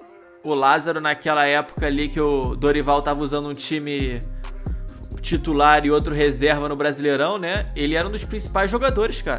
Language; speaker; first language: Portuguese; native; Portuguese